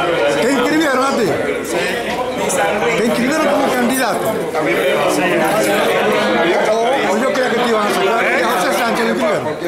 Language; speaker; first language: Spanish; native; Spanish